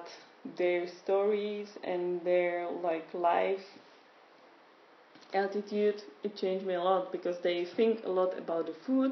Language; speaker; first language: English; non-native, fluent; Czech